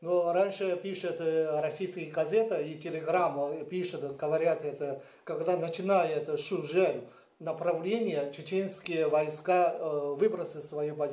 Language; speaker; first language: Russian; non-native, learner; Chinese